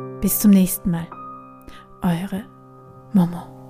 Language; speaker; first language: German; native; German